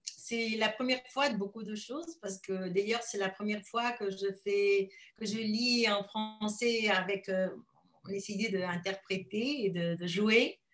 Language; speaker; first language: French; non-native, fluent; Spanish